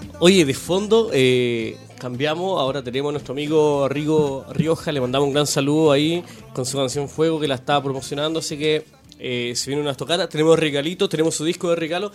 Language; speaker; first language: Spanish; native; Spanish